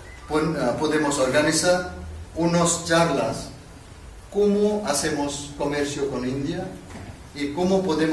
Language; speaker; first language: Spanish; non-native, learner; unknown